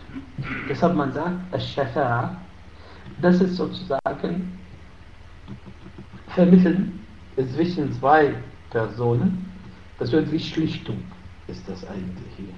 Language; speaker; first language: German; non-native, fluent; Arabic